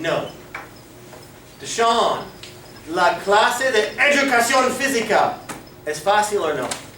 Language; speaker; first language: Spanish; non-native, fluent; English